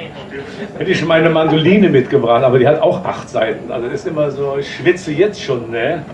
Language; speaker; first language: German; native; German